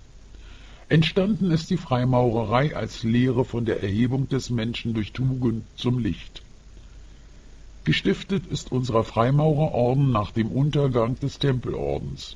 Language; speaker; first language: German; native; German